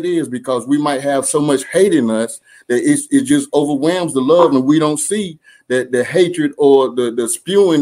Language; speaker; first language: English; native; English